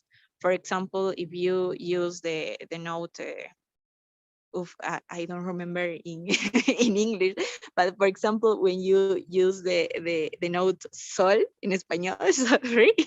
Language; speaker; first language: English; non-native, learner; Spanish